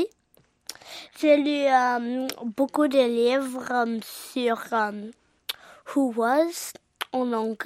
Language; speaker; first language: French; early bilingual, heritage; English